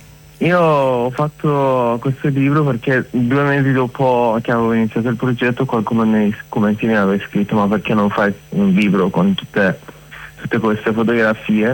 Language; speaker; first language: Italian; non-native, fluent; Persian